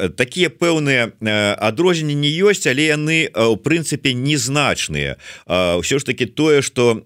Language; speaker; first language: Belarusian; native; Belarusian